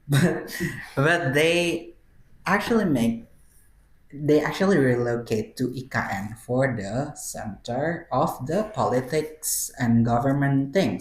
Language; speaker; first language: English; non-native, learner; Indonesian